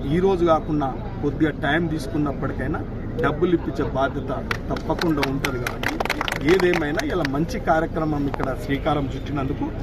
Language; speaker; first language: Telugu; native; Telugu